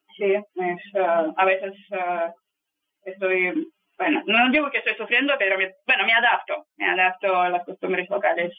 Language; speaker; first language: Spanish; non-native, fluent; Russian